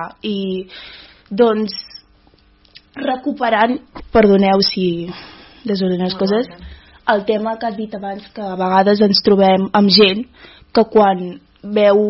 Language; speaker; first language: Catalan; early bilingual, other home language; Wolof